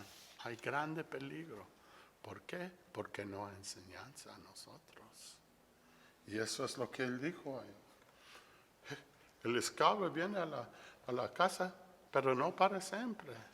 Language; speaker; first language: Spanish; non-native, fluent; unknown